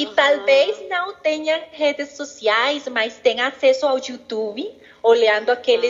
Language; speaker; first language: Portuguese; non-native, learner; Spanish